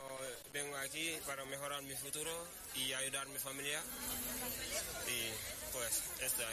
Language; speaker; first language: Spanish; non-native, learner; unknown